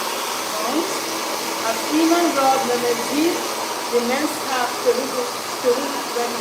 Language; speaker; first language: Dutch; non-native, fluent; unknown